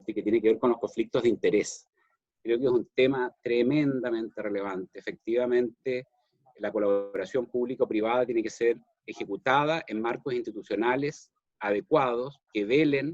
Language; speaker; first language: Spanish; native; Spanish